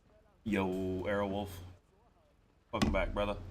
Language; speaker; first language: English; native; English